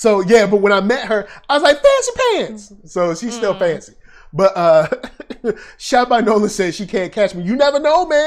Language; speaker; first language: English; native; English